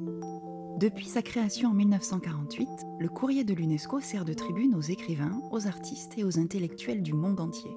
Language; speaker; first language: French; native; French